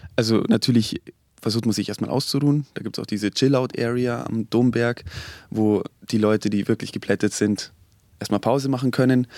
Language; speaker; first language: German; native; German